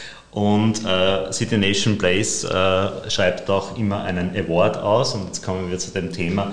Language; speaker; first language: German; native; German